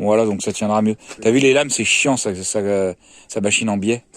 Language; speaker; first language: French; native; French